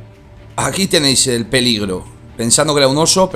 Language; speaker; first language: Spanish; native; Spanish